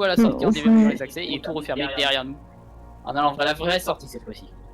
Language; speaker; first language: French; native; French